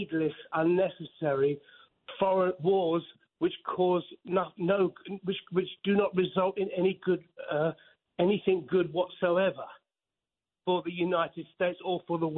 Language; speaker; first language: English; native; English